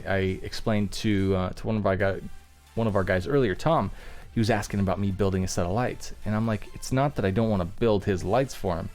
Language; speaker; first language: English; native; English